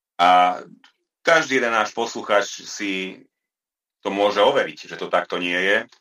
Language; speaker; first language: Slovak; non-native, local second language; Hungarian